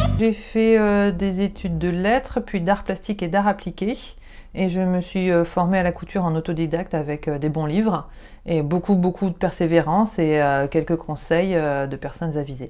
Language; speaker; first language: French; native; French